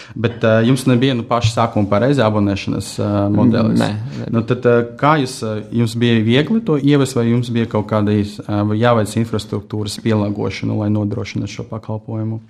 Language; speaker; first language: Latvian; non-native, local second language; Russian